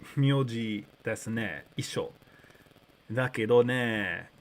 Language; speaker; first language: Japanese; early bilingual, other home language; English